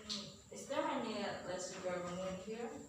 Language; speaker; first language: English; non-native, learner; Indonesian